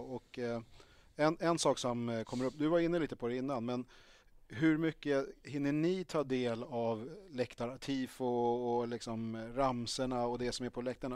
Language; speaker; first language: Swedish; native; Swedish